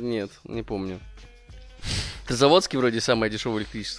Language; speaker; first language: Russian; native; Russian